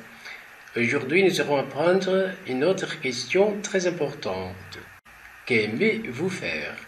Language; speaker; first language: French; non-native, fluent; Portuguese